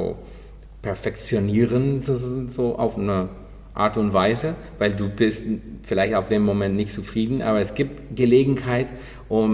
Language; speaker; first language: German; non-native, fluent; Spanish